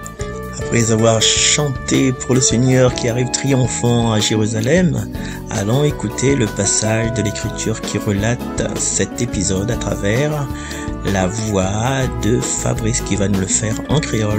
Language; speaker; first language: French; non-native, local second language; Réunion Creole French